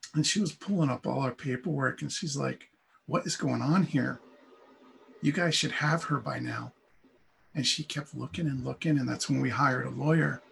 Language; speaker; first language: English; native; English